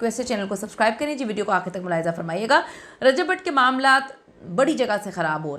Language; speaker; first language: Urdu; native; Urdu